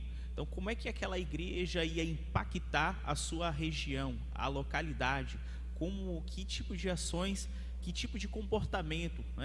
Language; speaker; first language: Portuguese; native; Portuguese